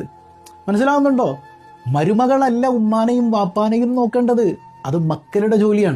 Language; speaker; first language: Malayalam; native; Malayalam